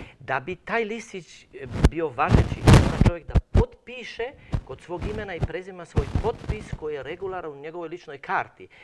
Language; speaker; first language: Croatian; non-native, local second language; Romanian